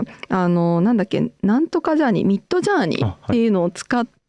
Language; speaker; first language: Japanese; native; Japanese